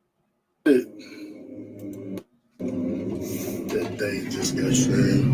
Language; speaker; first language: English; native; English